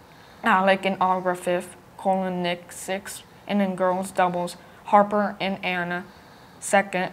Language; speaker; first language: English; native; English